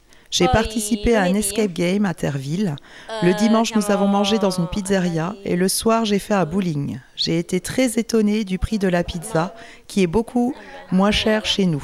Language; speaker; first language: French; non-native, learner; Italian